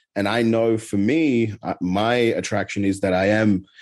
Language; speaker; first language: English; native; English